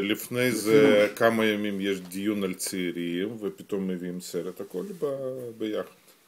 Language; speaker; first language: Hebrew; non-native, fluent; Russian